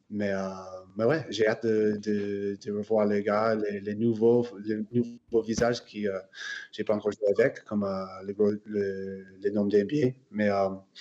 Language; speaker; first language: French; non-native, fluent; English